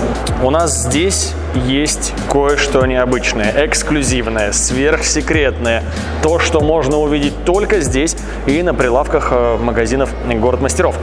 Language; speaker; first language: Russian; native; Russian